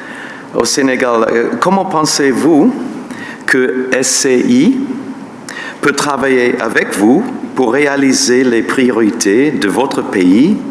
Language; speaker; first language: French; non-native, fluent; English